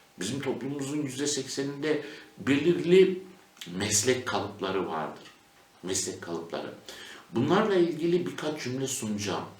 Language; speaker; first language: Turkish; native; Turkish